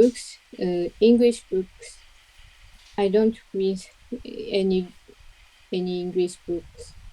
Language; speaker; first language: English; non-native, learner; Japanese